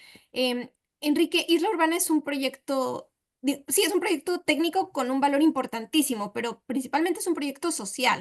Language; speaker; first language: Spanish; native; Spanish